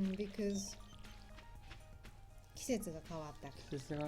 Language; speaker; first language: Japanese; native; Japanese